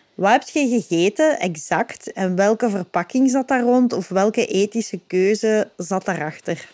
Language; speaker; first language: Dutch; native; Dutch